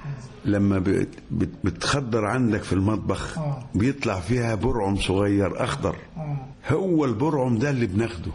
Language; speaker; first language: Arabic; native; Arabic